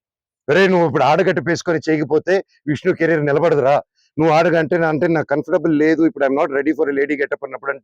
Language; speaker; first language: Telugu; native; Telugu